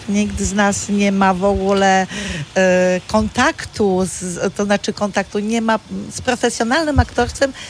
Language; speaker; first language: Polish; non-native, local second language; Kashubian